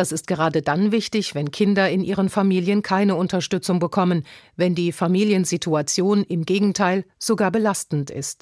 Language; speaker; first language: German; native; German